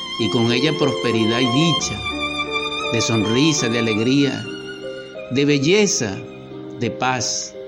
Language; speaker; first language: Spanish; native; Spanish